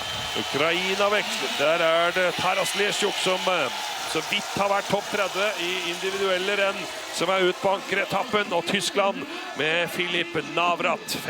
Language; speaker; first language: Norwegian; native; Norwegian